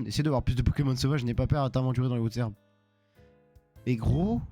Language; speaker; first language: French; native; French